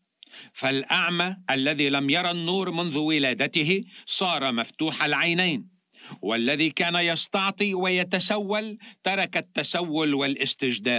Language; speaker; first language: Arabic; native; Arabic